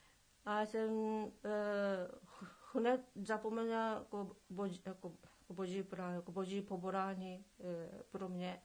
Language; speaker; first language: Czech; non-native, learner; Japanese